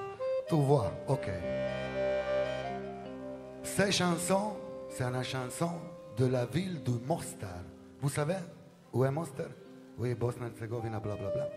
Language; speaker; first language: French; non-native, learner; Italian